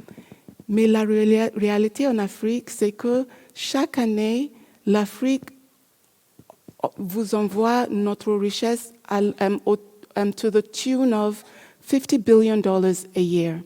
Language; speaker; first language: French; non-native, learner; English